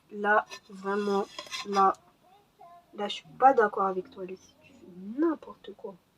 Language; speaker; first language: French; early bilingual, other home language; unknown